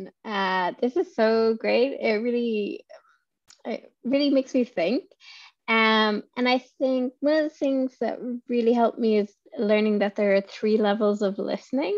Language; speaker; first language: English; native; English